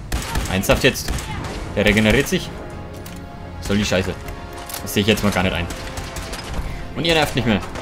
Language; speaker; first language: German; native; German